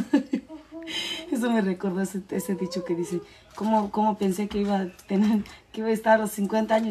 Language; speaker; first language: Spanish; native; Spanish